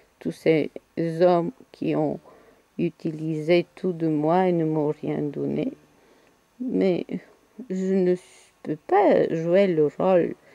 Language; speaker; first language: French; non-native, fluent; Bulgarian